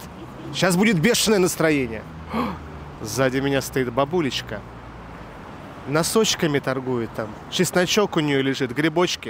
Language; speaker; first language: Russian; native; Russian